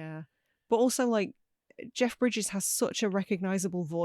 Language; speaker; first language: English; native; English